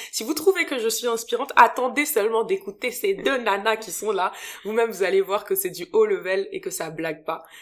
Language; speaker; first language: French; native; French